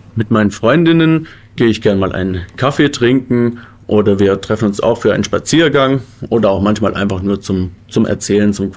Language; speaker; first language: German; native; German